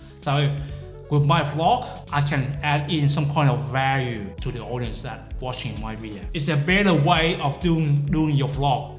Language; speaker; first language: English; non-native, fluent; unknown